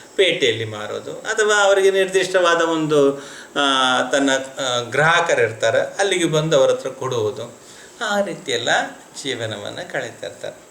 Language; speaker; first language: Kannada; non-native, local second language; Malayalam